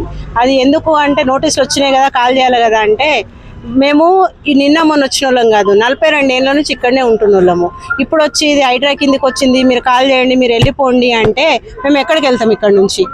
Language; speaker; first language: Telugu; native; Telugu